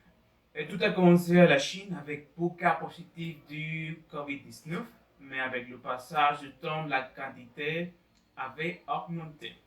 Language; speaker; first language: French; non-native, learner; Spanish